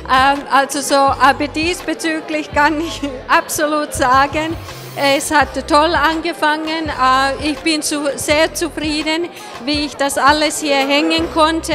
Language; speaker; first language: German; non-native, fluent; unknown